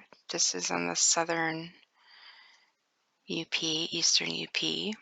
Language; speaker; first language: English; native; English